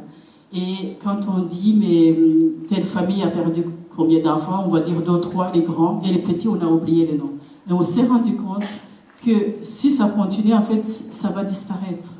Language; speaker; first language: French; non-native, local second language; Kinyarwanda